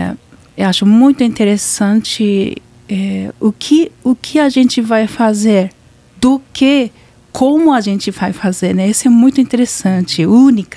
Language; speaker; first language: Portuguese; non-native, learner; Japanese